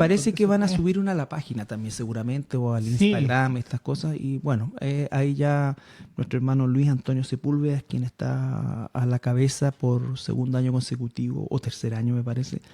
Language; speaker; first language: Spanish; native; Spanish